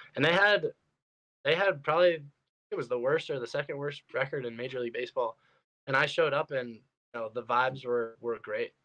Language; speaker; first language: English; native; English